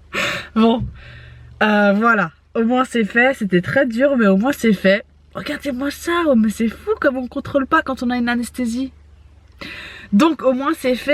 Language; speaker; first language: French; native; French